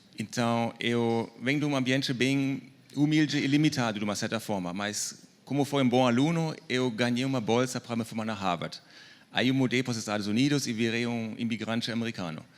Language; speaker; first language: Portuguese; non-native, fluent; German